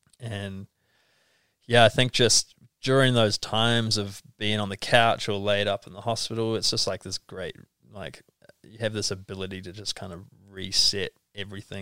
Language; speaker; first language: English; native; English